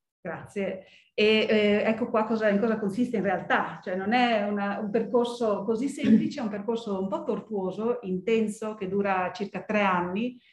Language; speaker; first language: Italian; early bilingual, heritage; Italian